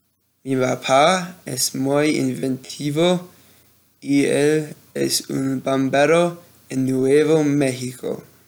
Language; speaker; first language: Spanish; non-native, learner; English